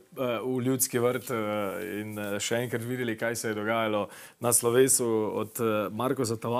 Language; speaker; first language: Slovenian; native; Slovenian